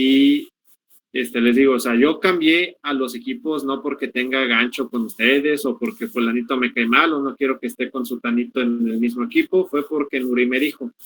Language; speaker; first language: Spanish; native; Spanish